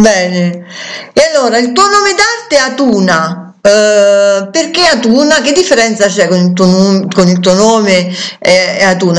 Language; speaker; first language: Italian; native; Italian